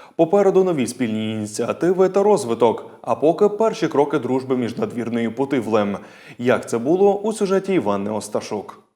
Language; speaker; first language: Ukrainian; native; Ukrainian